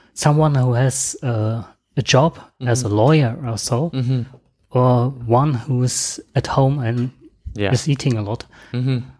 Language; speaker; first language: English; non-native, learner; German